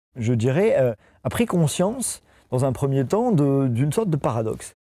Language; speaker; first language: French; native; French